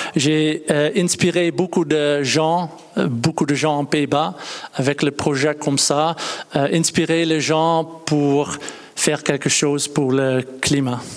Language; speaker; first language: French; non-native, learner; Dutch